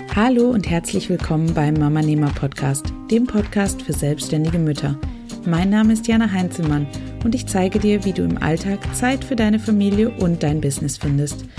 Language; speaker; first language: German; native; German